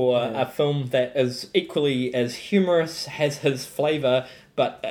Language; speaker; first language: English; native; English